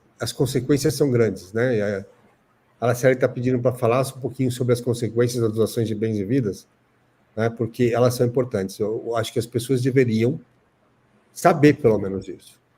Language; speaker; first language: Portuguese; native; Portuguese